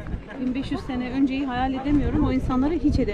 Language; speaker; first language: Turkish; native; Turkish